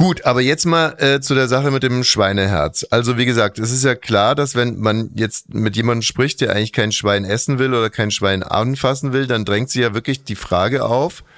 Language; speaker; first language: German; native; German